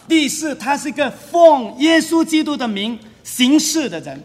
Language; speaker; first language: Chinese; native; Chinese